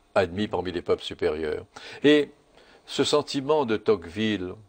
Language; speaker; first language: French; native; French